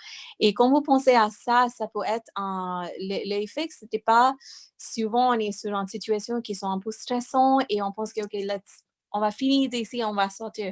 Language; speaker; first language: French; non-native, fluent; English